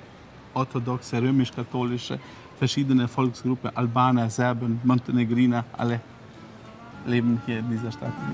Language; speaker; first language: German; non-native, fluent; Serbian